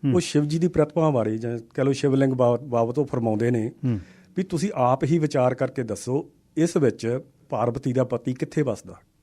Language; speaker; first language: Punjabi; native; Punjabi